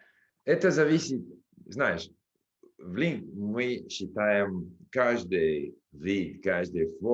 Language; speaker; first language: Russian; non-native, learner; English